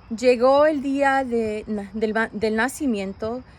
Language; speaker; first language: Spanish; early bilingual, other home language; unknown